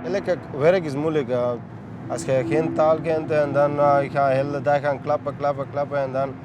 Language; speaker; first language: Dutch; non-native, learner; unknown